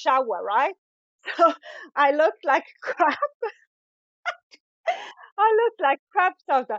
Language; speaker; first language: English; non-native, fluent; Swedish